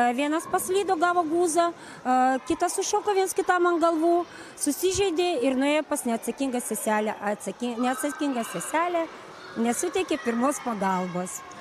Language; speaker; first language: Lithuanian; non-native, local second language; Russian